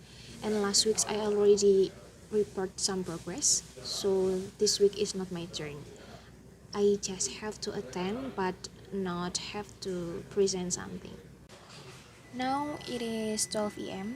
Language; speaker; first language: English; non-native, learner; Indonesian